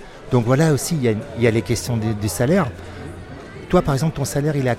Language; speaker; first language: French; native; French